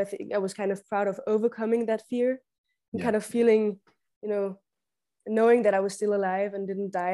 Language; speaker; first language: English; non-native, fluent; Danish